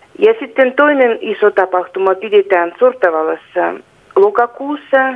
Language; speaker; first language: Finnish; non-native, fluent; Russian